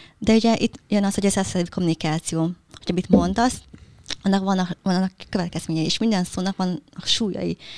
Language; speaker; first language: Hungarian; early bilingual, other home language; Vietnamese